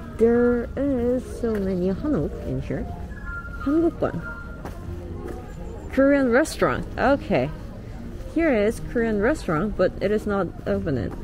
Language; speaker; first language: English; non-native, learner; Korean